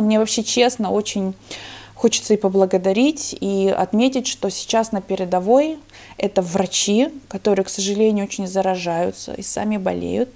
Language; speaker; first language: Russian; native; Russian